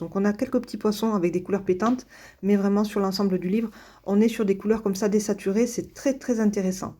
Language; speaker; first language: French; native; French